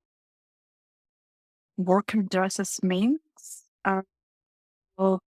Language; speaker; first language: English; non-native, learner; Russian